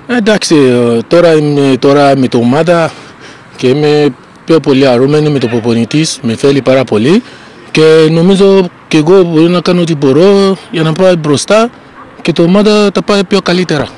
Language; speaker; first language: Greek; non-native, learner; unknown